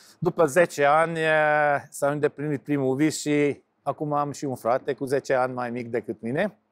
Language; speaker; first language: Romanian; non-native, local second language; Hungarian